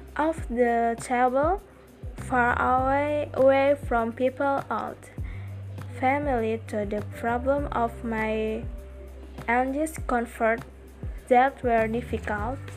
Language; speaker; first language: English; non-native, learner; Indonesian